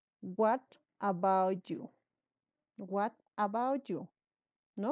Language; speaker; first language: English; non-native, learner; Spanish